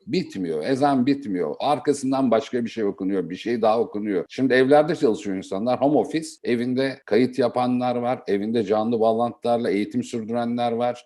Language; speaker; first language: Turkish; native; Turkish